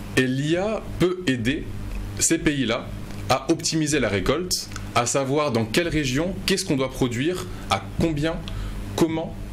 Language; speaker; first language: French; non-native, local second language; Mossi